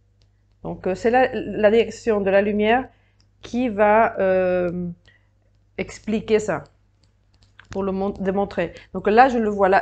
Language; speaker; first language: French; native; French